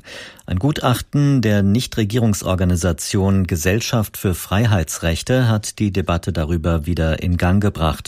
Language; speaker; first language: German; native; German